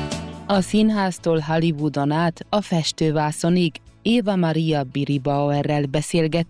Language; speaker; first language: Hungarian; native; Hungarian